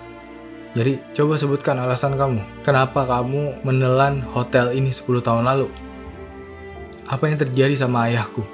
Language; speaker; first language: Indonesian; native; Indonesian